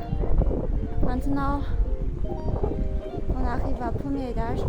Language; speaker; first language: French; non-native, learner; Chinese